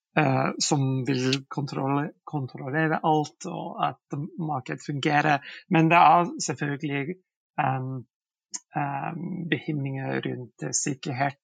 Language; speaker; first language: Norwegian; non-native, fluent; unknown